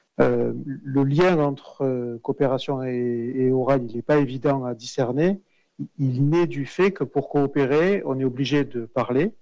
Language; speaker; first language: French; native; French